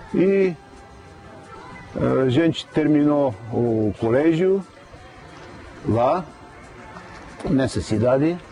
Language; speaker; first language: Portuguese; non-native, fluent; Bulgarian